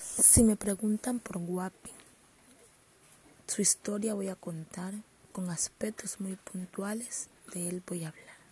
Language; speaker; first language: Spanish; native; Spanish